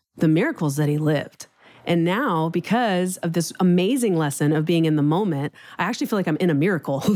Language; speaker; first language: English; native; English